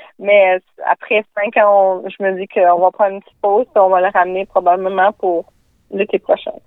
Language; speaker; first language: French; native; French